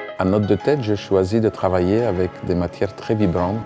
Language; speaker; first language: French; non-native, fluent; Greek